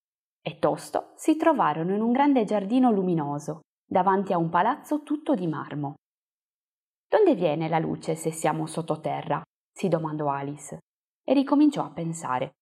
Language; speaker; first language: Italian; native; Italian